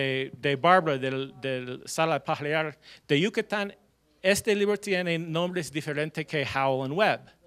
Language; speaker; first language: Spanish; non-native, fluent; English